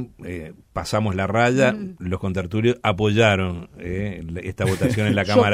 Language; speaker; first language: Spanish; native; Spanish